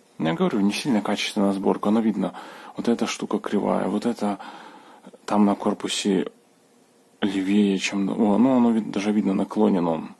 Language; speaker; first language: Russian; native; Russian